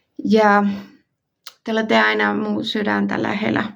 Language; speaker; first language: Finnish; non-native, fluent; Spanish